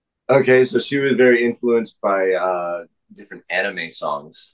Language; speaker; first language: English; native; English